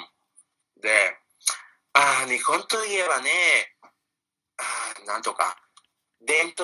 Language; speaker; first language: Japanese; non-native, fluent; Spanish